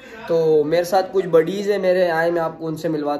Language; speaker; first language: Hindi; native; Hindi